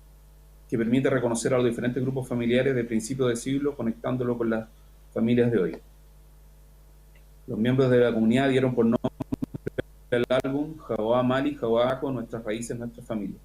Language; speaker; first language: Spanish; native; Spanish